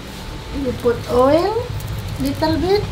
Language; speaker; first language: English; non-native, learner; Indonesian